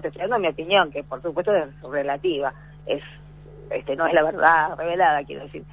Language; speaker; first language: Spanish; native; Spanish